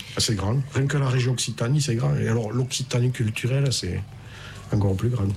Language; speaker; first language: French; native; French